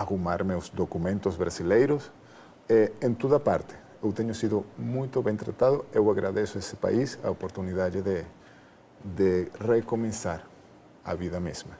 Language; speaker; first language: Portuguese; non-native, fluent; Spanish